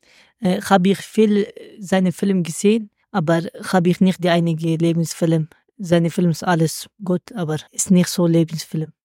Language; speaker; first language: German; non-native, learner; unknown